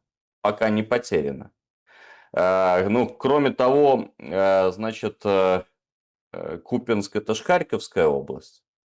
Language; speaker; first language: Russian; native; Russian